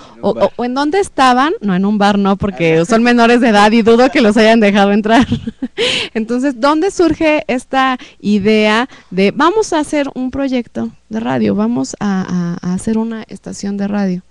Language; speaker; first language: Spanish; native; Spanish